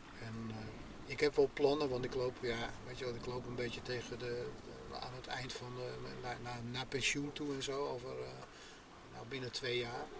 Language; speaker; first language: Dutch; native; Dutch